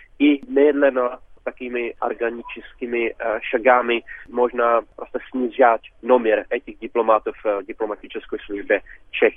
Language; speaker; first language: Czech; non-native, learner; Russian